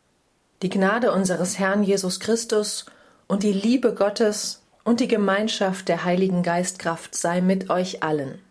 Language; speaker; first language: German; native; German